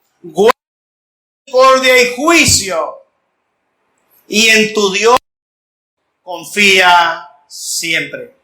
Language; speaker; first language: Spanish; native; Spanish